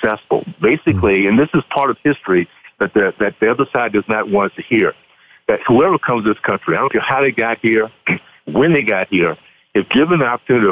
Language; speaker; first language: English; native; English